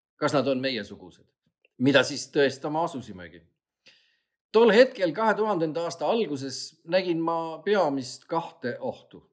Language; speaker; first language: Estonian; native; Estonian